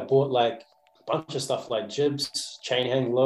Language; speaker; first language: English; native; English